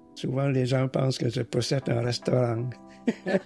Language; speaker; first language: French; non-native, fluent; Vietnamese